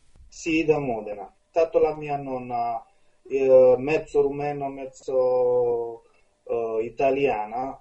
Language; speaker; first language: Italian; non-native, fluent; Romanian